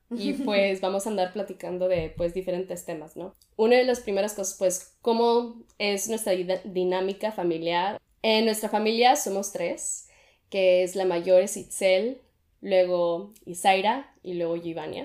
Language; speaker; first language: Spanish; early bilingual, heritage; Spanish